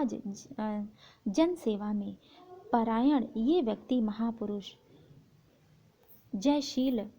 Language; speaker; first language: Hindi; native; Hindi